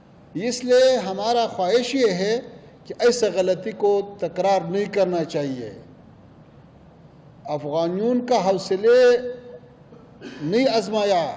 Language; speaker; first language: Hindi; non-native, fluent; Pashto